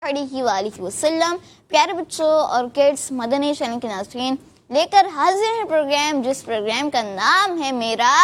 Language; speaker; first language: Urdu; native; Urdu